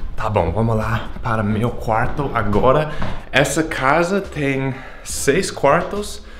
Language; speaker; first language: Portuguese; non-native, fluent; English